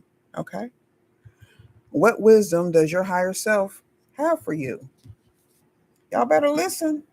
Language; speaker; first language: English; native; English